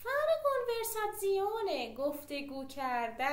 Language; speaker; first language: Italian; non-native, fluent; Persian